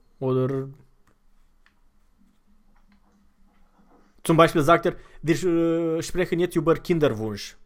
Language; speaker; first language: German; non-native, fluent; Romanian